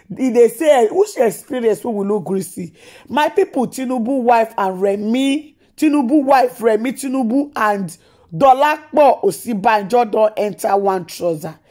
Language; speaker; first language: Nigerian Pidgin; non-native, local second language; Yoruba